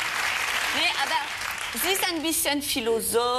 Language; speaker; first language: German; non-native, fluent; French